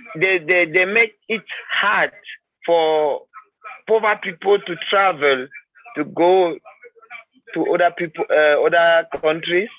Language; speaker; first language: English; non-native, learner; French